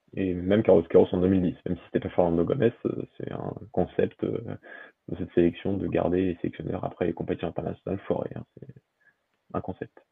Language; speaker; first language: French; early bilingual, other home language; Portuguese